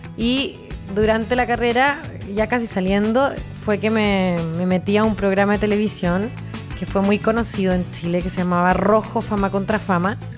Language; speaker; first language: Spanish; native; Spanish